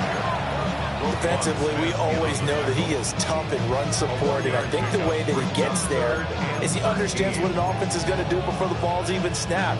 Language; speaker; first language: English; native; English